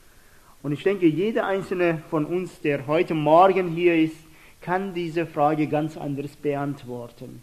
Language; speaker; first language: German; non-native, fluent; Persian